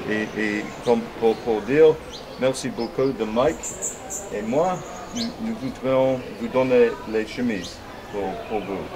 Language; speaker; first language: French; non-native, fluent; English